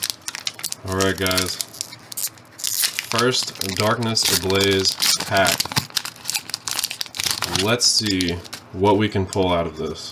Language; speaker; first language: English; native; English